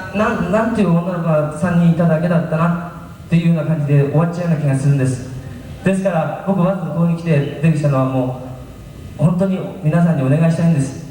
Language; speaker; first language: Japanese; native; Japanese